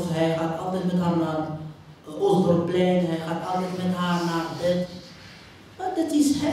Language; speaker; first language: Dutch; non-native, fluent; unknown